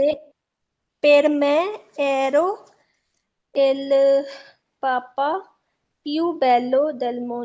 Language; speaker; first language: Italian; non-native, learner; Urdu